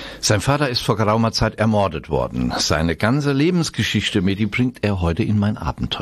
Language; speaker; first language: German; native; German